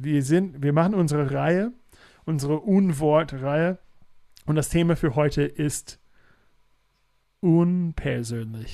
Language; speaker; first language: German; non-native, fluent; English